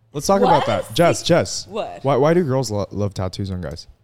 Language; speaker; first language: English; non-native, local second language; Filipino